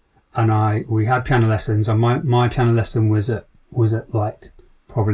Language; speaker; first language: English; native; English